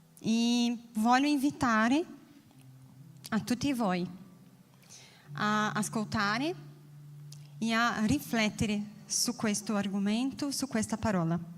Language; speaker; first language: Italian; non-native, learner; Portuguese